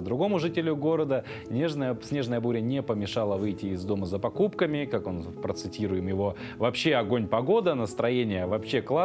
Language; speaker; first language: Russian; native; Russian